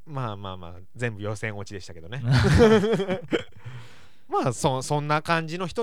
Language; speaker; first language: Japanese; native; Japanese